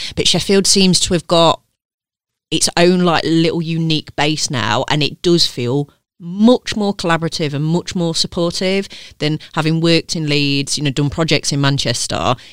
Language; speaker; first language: English; native; English